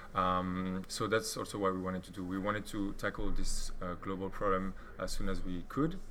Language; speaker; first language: English; non-native, fluent; French